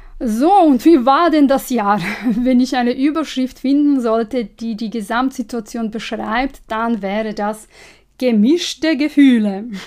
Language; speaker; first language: German; non-native, fluent; Serbian